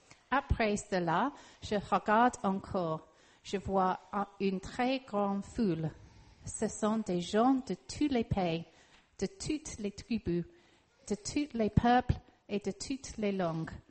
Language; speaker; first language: French; non-native, learner; English